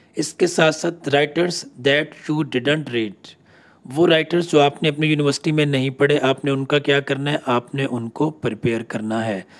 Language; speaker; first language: Urdu; non-native, local second language; Punjabi